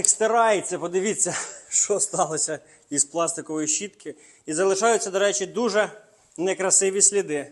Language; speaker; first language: Ukrainian; non-native, local second language; Russian